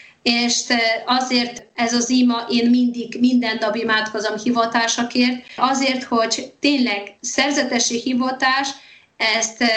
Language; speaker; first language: Hungarian; non-native, fluent; Polish